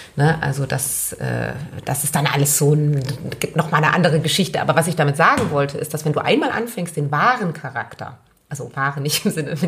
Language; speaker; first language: German; native; German